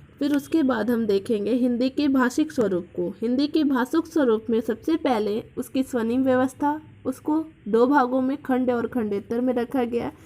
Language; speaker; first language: Hindi; native; Hindi